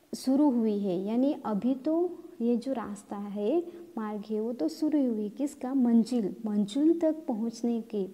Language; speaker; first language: Hindi; non-native, local second language; Gamit